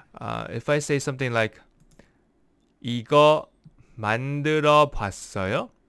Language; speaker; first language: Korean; non-native, learner; English